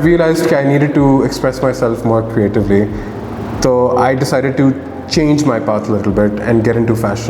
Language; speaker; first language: English; non-native, local second language; Urdu